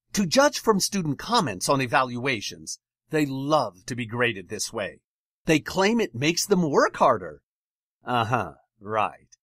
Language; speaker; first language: English; native; English